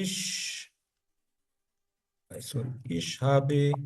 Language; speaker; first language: German; non-native, learner; Urdu